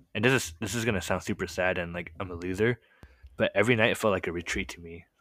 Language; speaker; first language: English; early bilingual, other home language; Korean